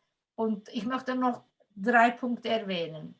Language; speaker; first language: German; non-native, fluent; Turkish